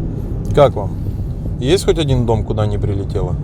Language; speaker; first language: Russian; native; Russian